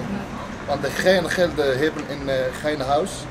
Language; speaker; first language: Dutch; non-native, learner; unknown